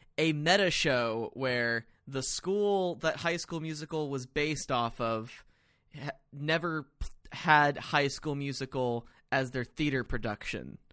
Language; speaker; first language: English; native; English